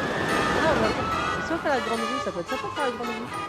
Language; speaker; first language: French; native; French